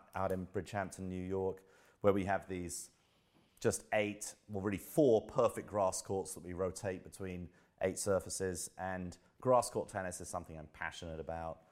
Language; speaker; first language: English; native; English